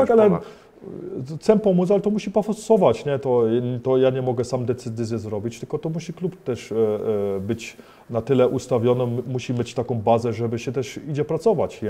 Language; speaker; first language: Polish; early bilingual, heritage; Polish